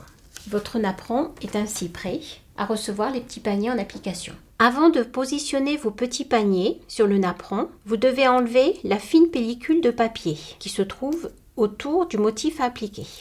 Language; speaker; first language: French; native; French